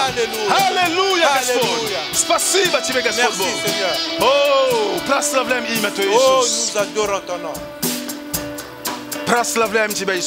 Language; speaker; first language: Russian; native; Russian